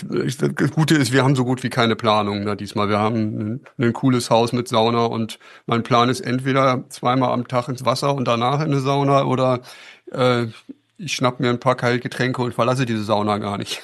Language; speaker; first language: German; native; German